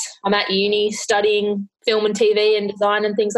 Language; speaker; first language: English; native; English